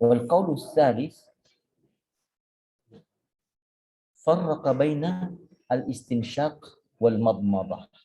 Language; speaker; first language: Arabic; non-native, fluent; Indonesian